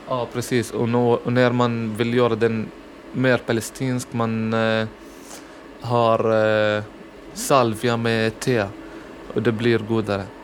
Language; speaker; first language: Swedish; non-native, learner; Arabic